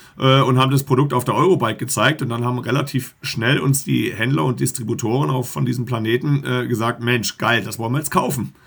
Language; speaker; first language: German; native; German